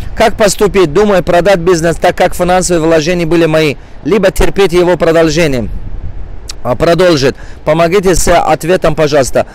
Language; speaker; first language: Russian; non-native, local second language; Tajik